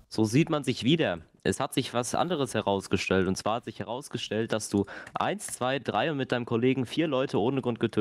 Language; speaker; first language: German; native; German